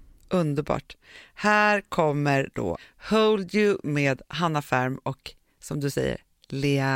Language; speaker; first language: Swedish; native; Swedish